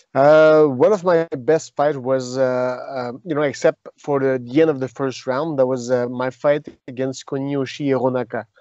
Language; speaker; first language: English; non-native, fluent; French